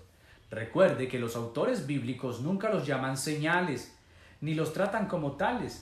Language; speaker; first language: Spanish; native; Spanish